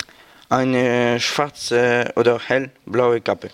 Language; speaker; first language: German; non-native, learner; French